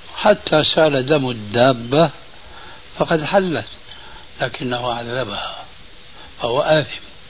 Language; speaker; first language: Arabic; early bilingual, other home language; Albanian